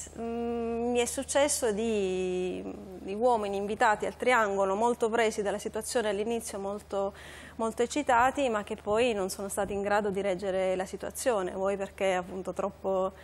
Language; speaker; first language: Italian; non-native, fluent; Dutch